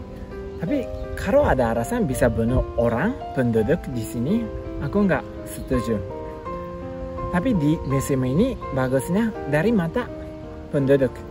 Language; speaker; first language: Indonesian; non-native, learner; Japanese